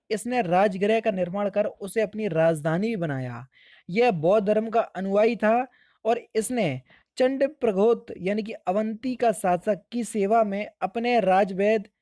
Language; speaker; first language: Hindi; native; Hindi